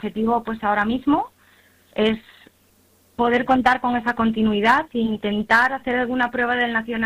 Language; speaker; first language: Spanish; native; Spanish